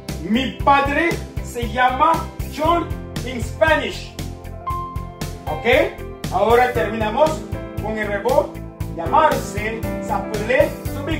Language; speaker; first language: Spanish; non-native, fluent; Haitian Creole